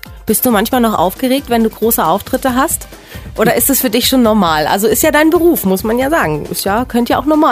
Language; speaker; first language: German; native; German